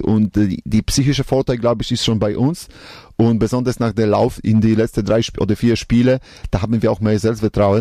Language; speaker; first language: German; non-native, learner; Polish